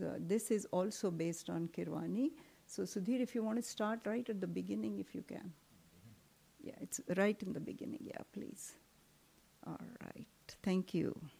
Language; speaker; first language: Hindi; non-native, local second language; Marathi